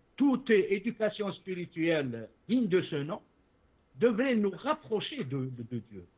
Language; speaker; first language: French; non-native, local second language; Arabic